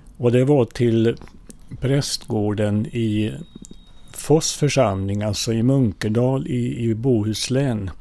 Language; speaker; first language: Swedish; early bilingual, other home language; Finnish